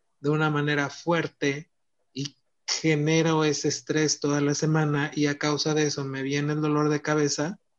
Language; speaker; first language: Spanish; native; Spanish